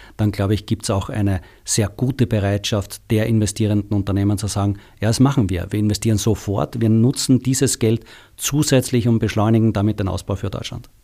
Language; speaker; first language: German; native; German